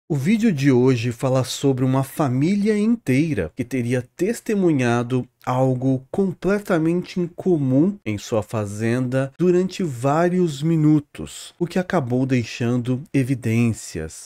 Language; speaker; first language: Portuguese; native; Portuguese